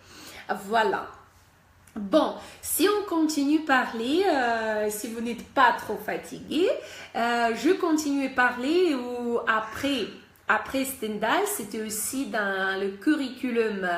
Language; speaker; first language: French; non-native, fluent; Russian